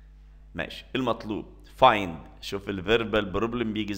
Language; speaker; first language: Arabic; native; Arabic